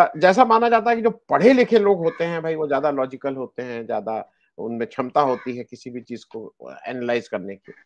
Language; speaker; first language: Hindi; native; Hindi